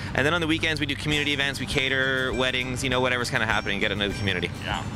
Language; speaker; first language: English; native; English